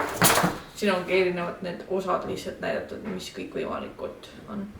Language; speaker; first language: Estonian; native; Estonian